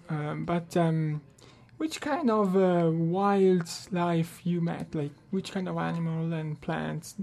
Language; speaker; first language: English; non-native, learner; Italian